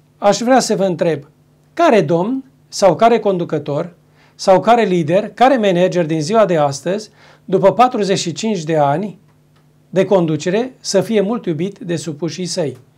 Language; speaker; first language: Romanian; native; Romanian